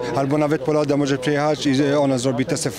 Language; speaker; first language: Polish; non-native, fluent; French